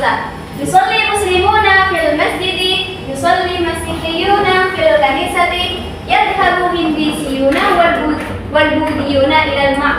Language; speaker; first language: Arabic; non-native, learner; Indonesian